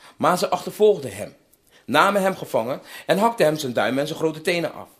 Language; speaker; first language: Dutch; non-native, fluent; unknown